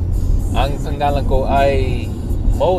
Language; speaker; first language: Filipino; non-native, learner; English